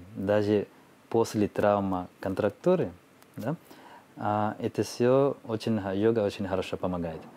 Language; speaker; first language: Russian; non-native, fluent; Telugu